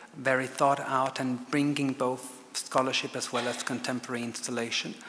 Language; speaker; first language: English; non-native, fluent; Italian